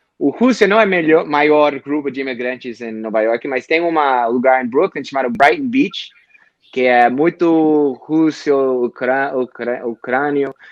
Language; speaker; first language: Portuguese; non-native, fluent; English